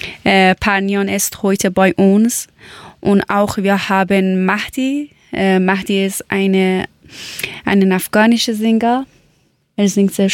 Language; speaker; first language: German; non-native, learner; Persian